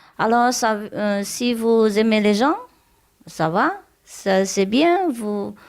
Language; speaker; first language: French; non-native, fluent; Vietnamese